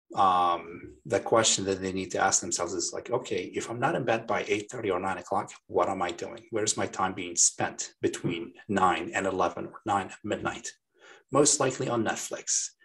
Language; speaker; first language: English; non-native, fluent; Arabic